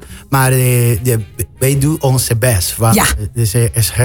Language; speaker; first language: Dutch; non-native, fluent; Spanish